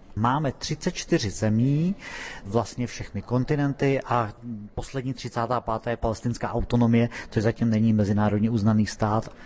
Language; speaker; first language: Czech; native; Czech